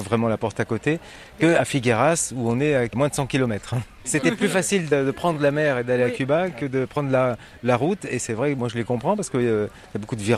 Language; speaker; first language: French; native; French